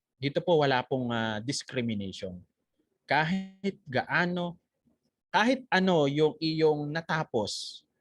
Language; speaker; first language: Filipino; native; Filipino